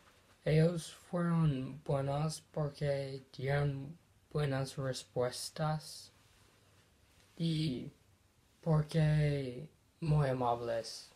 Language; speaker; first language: Spanish; non-native, learner; English